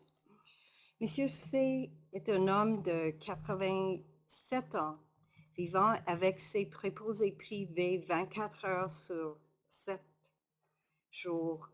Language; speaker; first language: French; non-native, local second language; English